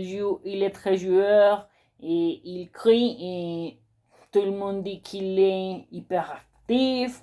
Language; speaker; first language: French; non-native, learner; Spanish